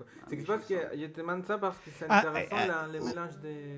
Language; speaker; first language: French; non-native, learner; Spanish